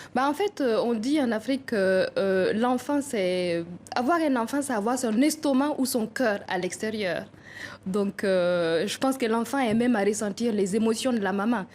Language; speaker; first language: French; non-native, local second language; Mossi